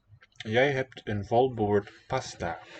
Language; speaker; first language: Dutch; non-native, learner; English